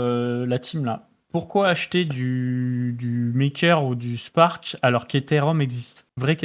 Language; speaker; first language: French; native; French